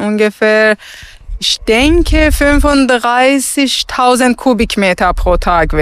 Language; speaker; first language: German; non-native, learner; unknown